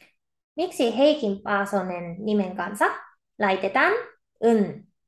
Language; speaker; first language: Finnish; non-native, fluent; Korean